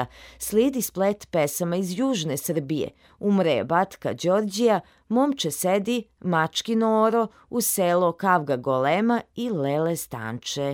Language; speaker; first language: Serbian; native; Serbian